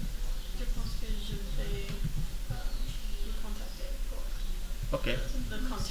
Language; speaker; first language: French; non-native, learner; English